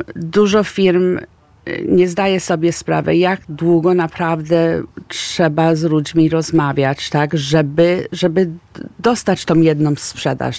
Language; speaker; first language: Polish; early bilingual, heritage; Polish